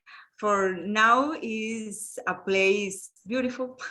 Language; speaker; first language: English; non-native, learner; Spanish